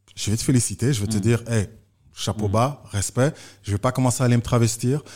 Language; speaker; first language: French; native; French